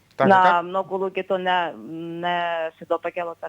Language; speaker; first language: Macedonian; non-native, fluent; Ukrainian